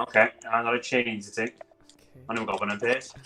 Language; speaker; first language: Welsh; native; Welsh